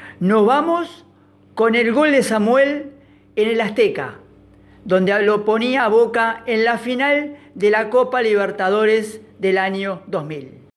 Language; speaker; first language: Spanish; native; Spanish